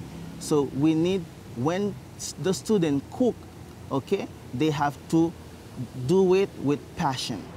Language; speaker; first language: English; non-native, learner; Haitian Creole